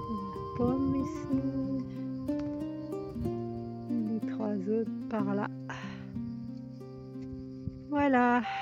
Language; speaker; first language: French; native; French